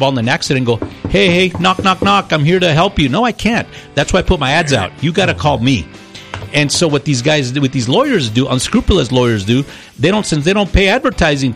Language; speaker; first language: English; early bilingual, other home language; Spanish